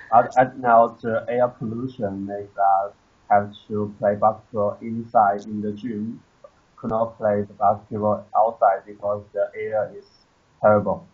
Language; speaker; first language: English; non-native, learner; Chinese